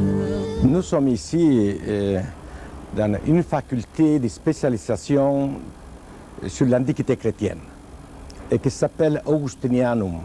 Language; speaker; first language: French; non-native, fluent; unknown